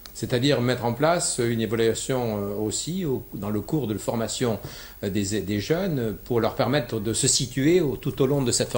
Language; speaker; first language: French; native; French